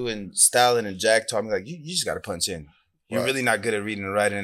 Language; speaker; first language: English; non-native, fluent; Persian